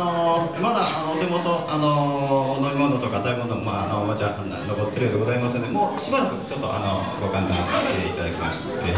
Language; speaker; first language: Japanese; native; Japanese